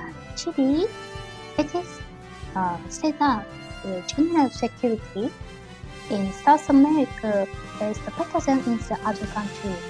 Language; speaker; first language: English; non-native, learner; Japanese